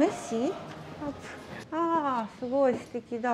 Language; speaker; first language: French; non-native, learner; Japanese